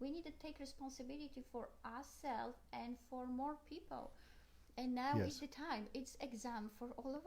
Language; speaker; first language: English; non-native, learner; Polish